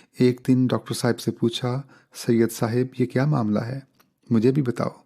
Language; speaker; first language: Urdu; native; Urdu